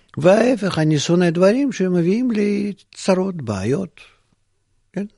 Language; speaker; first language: Hebrew; non-native, fluent; Russian